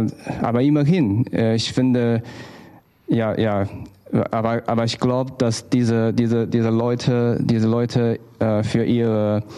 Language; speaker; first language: German; non-native, learner; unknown